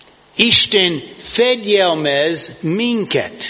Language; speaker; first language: Hungarian; non-native, learner; English